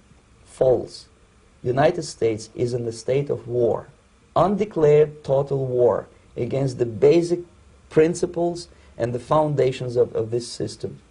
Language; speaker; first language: English; non-native, fluent; Russian